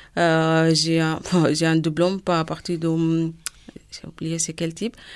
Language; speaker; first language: French; non-native, learner; Arabic